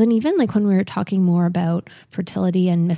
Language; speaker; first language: English; native; English